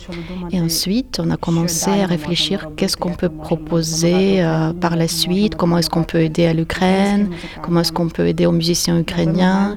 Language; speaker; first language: French; non-native, fluent; Ukrainian